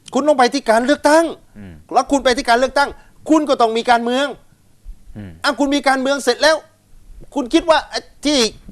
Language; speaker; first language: Thai; native; Thai